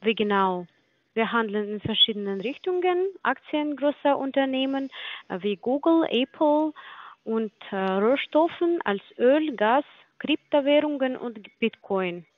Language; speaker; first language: German; non-native, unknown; Polish